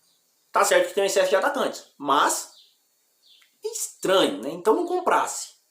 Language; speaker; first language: Portuguese; native; Portuguese